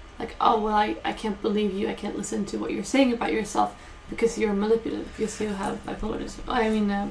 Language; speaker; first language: English; non-native, fluent; Swedish